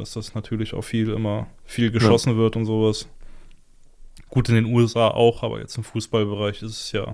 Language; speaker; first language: German; native; German